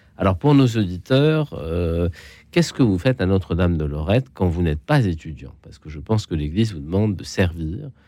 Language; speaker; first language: French; native; French